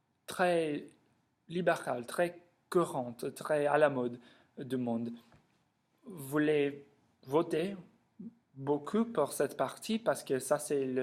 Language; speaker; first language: French; non-native, learner; English